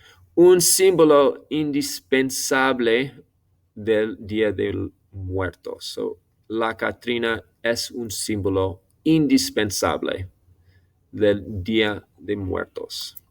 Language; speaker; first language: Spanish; non-native, fluent; English